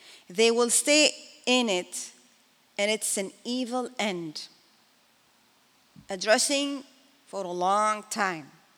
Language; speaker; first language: English; non-native, fluent; Arabic